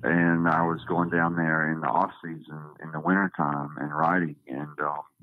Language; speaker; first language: English; native; English